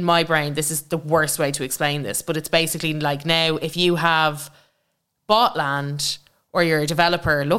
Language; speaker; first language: English; native; English